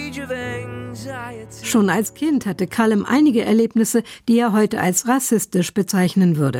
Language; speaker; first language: German; native; German